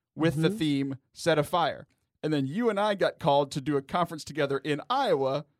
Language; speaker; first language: English; native; English